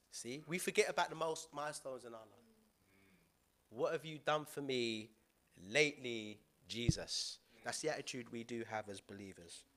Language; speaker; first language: English; native; English